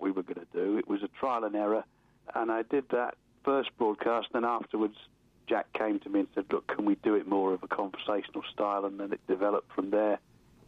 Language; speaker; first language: English; native; English